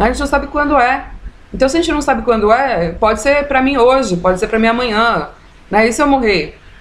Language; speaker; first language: Portuguese; native; Portuguese